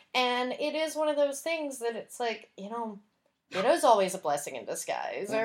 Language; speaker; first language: English; native; English